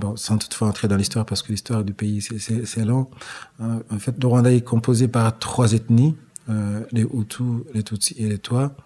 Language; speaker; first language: French; non-native, local second language; Kinyarwanda